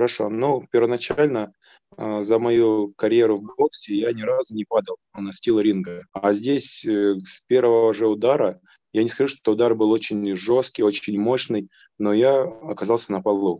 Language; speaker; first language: Russian; native; Russian